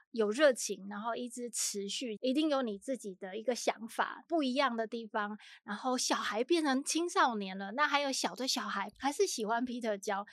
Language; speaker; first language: Chinese; native; Chinese